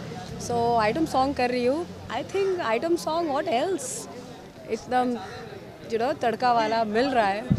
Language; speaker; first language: Hindi; non-native, local second language; Marathi